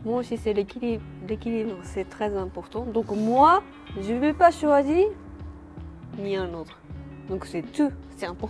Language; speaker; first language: French; non-native, learner; Japanese